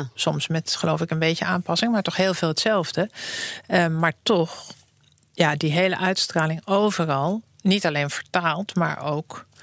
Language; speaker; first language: Dutch; native; Dutch